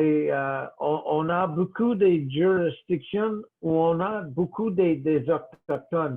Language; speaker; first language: French; non-native, local second language; English